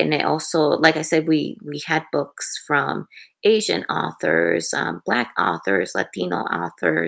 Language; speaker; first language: English; non-native, fluent; Spanish